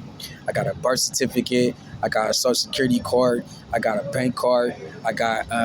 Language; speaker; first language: English; native; English